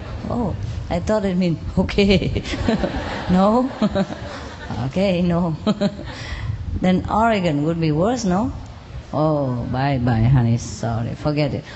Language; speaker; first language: English; non-native, fluent; Vietnamese